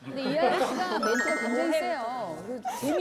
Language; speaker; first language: Korean; native; Korean